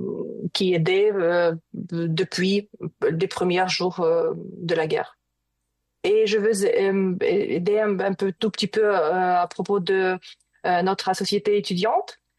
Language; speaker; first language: French; non-native, learner; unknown